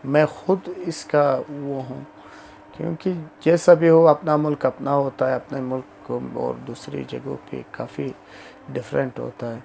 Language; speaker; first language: Hindi; non-native, local second language; Pashto